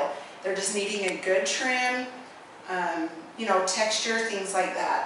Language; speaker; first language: English; native; English